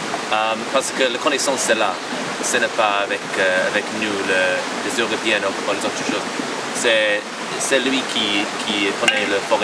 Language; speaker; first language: French; non-native, learner; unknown